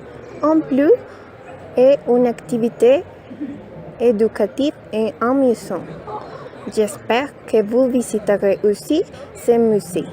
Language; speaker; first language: French; non-native, learner; Spanish